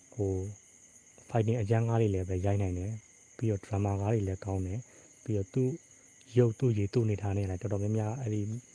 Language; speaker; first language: Burmese; native; Burmese